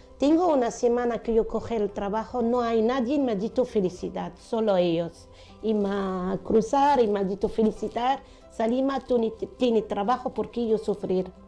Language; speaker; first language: Spanish; non-native, learner; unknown